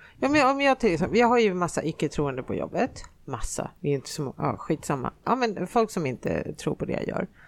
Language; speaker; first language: Swedish; native; Swedish